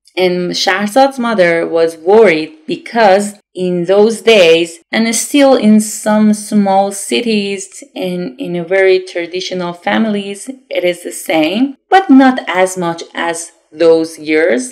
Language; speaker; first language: English; non-native, fluent; Persian